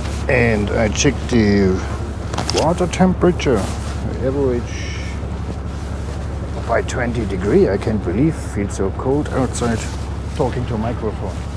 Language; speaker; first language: English; non-native, fluent; German